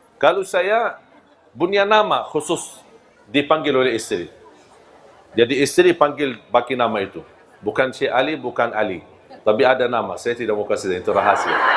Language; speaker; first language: Malay; non-native, fluent; Arabic